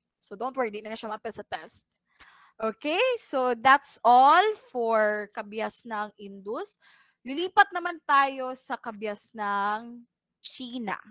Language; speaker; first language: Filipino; non-native, local second language; Cebuano